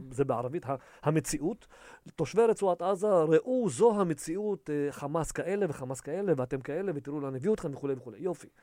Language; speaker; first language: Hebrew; early bilingual, other home language; Russian